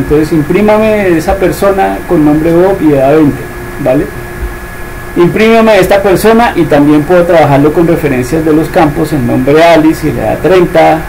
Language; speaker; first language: Spanish; native; Spanish